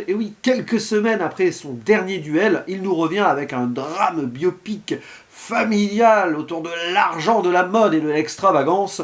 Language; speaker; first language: French; native; French